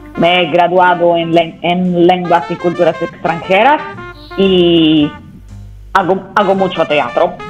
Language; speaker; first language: Spanish; non-native, learner; Italian